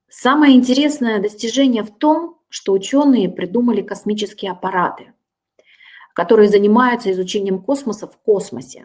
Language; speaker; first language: Russian; native; Russian